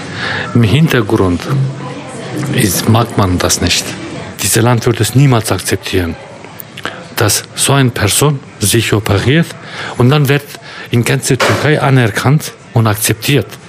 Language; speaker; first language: German; non-native, fluent; Turkish